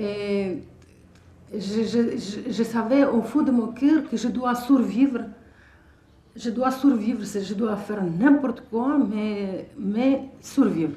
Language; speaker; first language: French; non-native, fluent; Russian